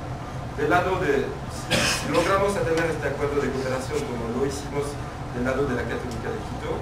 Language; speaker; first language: Spanish; non-native, fluent; French